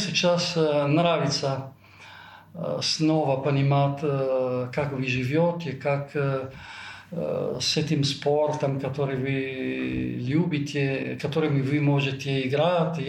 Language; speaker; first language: Russian; non-native, fluent; Italian